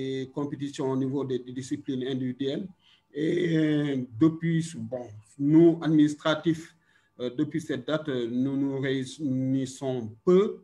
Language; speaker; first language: French; non-native, local second language; Wolof